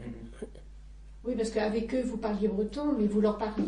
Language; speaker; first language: French; native; French